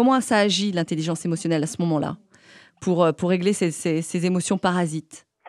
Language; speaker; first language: French; native; French